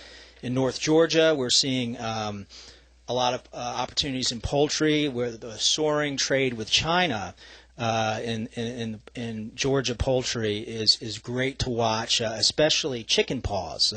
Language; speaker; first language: English; native; English